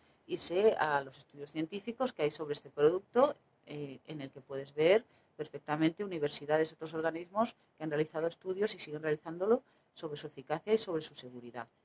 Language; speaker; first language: Spanish; native; Spanish